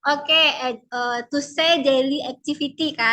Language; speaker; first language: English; non-native, learner; Indonesian